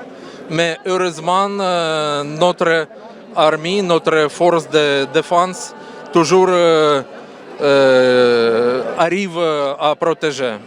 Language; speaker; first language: French; non-native, learner; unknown